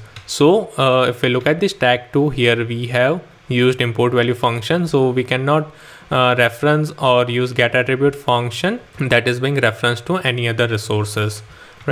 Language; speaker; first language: English; non-native, local second language; Hindi